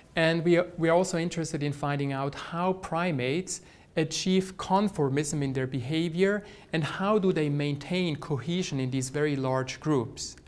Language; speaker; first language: English; non-native, fluent; Swiss German